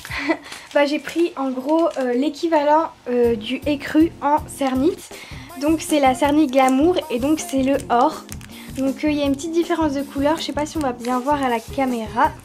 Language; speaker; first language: French; native; French